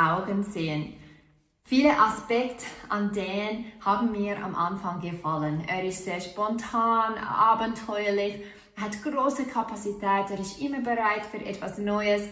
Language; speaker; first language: German; non-native, fluent; English